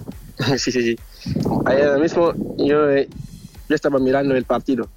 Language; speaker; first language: Spanish; non-native, learner; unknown